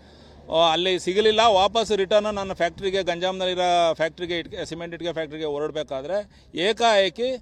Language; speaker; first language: Kannada; native; Kannada